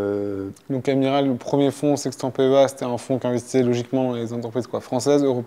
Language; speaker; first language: French; native; French